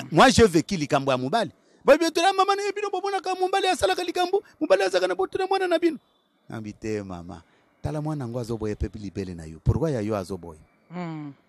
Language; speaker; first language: Lingala; non-native, local second language; Luba-Lulua